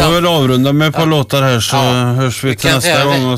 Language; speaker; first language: Swedish; native; Swedish